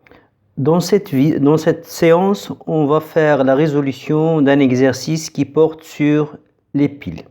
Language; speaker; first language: French; non-native, local second language; Arabic